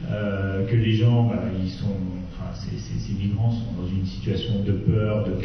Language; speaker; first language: French; native; French